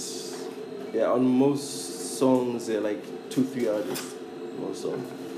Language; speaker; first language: English; non-native, local second language; Nyanja